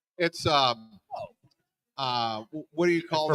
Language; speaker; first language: English; native; English